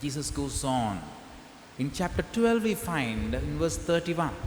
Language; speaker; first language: English; non-native, local second language; Sinhala